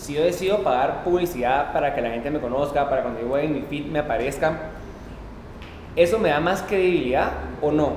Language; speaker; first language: Spanish; native; Spanish